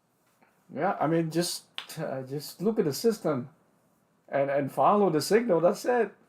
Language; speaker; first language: English; non-native, fluent; Vietnamese